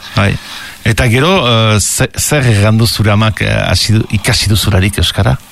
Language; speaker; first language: Basque; native; Basque